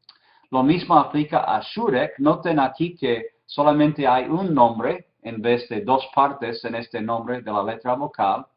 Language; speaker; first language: Spanish; non-native, fluent; English